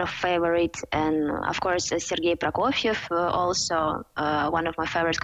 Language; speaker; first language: English; non-native, fluent; Ukrainian